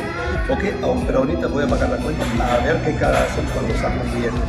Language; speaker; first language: Spanish; non-native, fluent; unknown